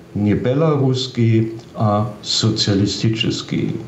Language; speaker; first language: Russian; non-native, fluent; German